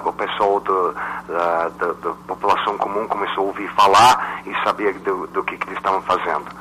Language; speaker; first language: Portuguese; non-native, fluent; English